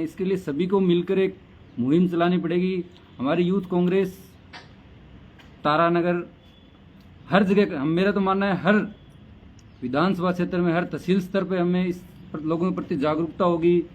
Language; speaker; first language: Hindi; native; Hindi